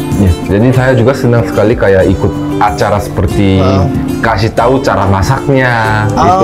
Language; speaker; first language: Indonesian; non-native, fluent; Korean